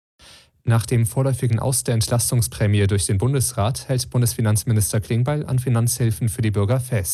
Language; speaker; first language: German; native; German